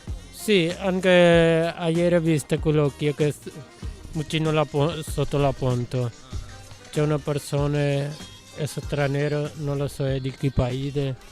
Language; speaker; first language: Italian; non-native, learner; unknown